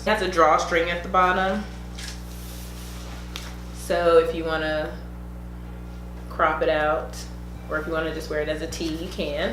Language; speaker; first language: English; native; English